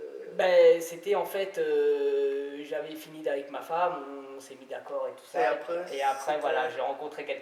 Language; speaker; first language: French; native; French